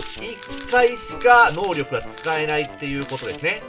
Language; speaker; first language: Japanese; native; Japanese